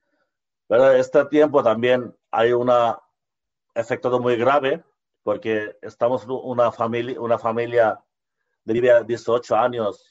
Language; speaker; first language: Spanish; non-native, learner; Bangla